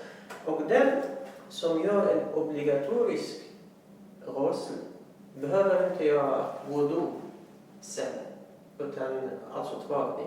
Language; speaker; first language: Swedish; non-native, fluent; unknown